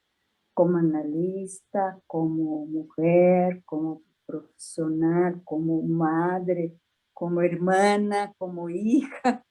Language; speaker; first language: Spanish; non-native, fluent; Portuguese